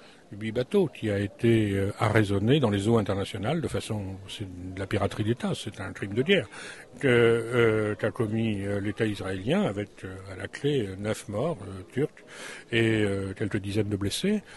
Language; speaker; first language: French; native; French